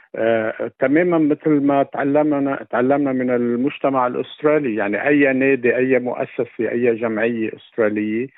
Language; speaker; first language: Arabic; native; Arabic